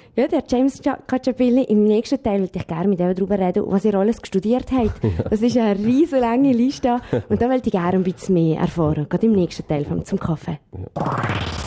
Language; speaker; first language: German; native; German